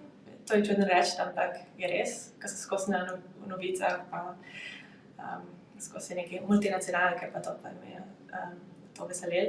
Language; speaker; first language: Slovenian; early bilingual, heritage; Slovenian